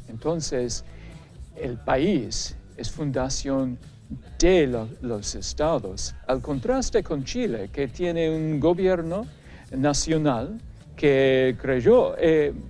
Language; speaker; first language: Spanish; non-native, fluent; English